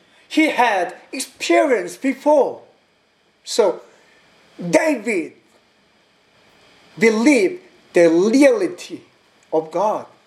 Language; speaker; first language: English; non-native, learner; Korean